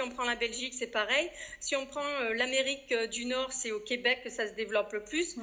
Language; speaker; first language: French; native; French